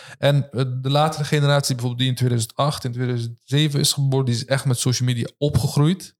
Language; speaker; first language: Dutch; early bilingual, other home language; Turkish